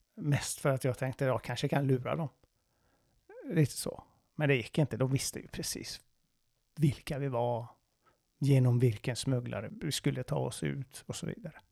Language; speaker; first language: Swedish; non-native, fluent; Persian